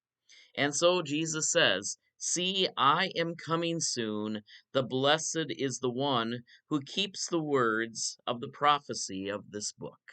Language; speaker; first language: English; native; English